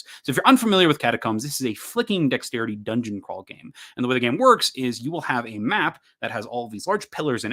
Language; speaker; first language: English; native; English